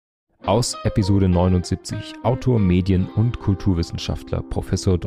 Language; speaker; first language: German; native; German